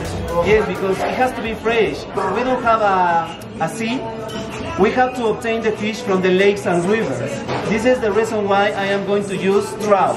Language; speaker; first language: English; non-native, fluent; Spanish